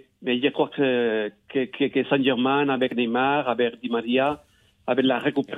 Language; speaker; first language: French; non-native, learner; Spanish